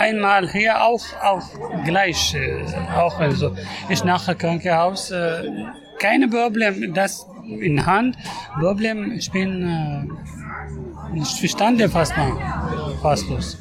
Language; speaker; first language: German; non-native, learner; Arabic